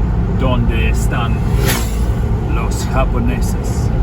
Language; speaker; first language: Spanish; non-native, learner; English